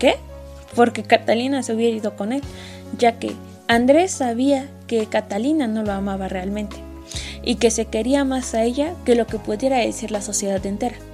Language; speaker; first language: Spanish; native; Spanish